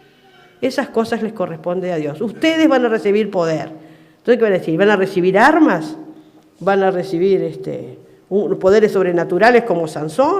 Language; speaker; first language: Spanish; native; Spanish